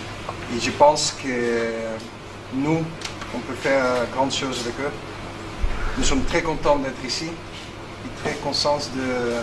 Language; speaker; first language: French; non-native, fluent; Dutch